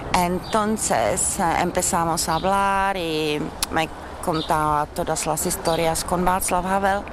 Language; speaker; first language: Spanish; non-native, fluent; Czech